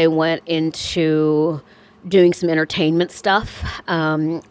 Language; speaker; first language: English; native; English